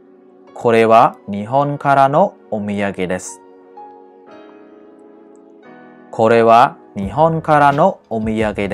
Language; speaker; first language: Japanese; non-native, fluent; Khmer